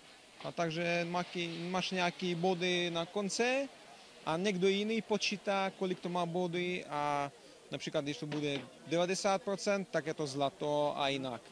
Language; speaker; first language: Czech; non-native, learner; Russian